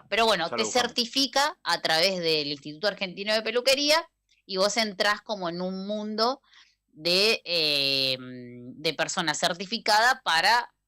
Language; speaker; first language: Spanish; native; Spanish